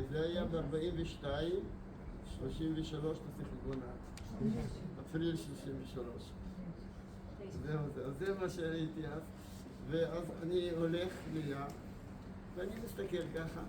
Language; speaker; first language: Hebrew; non-native, fluent; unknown